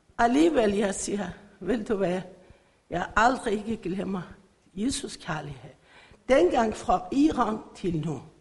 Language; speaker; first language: Danish; non-native, learner; Persian